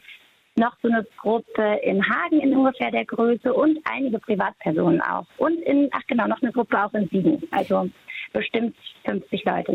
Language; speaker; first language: German; native; German